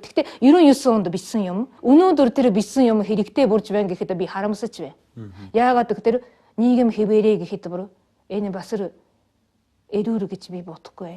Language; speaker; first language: Mongolian; non-native, fluent; Japanese